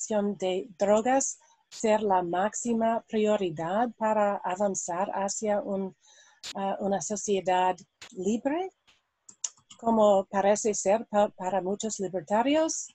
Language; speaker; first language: Spanish; non-native, learner; English